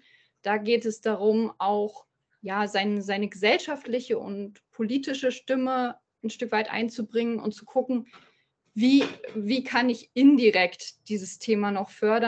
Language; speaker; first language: German; native; German